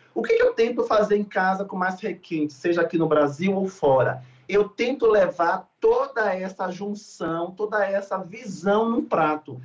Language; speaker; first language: Portuguese; native; Portuguese